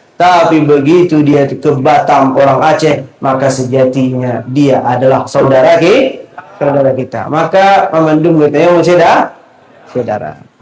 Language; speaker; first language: Malay; non-native, local second language; Achinese